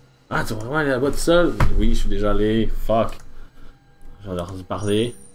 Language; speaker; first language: French; native; French